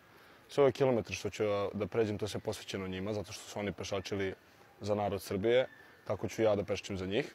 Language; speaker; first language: Serbian; native; Serbian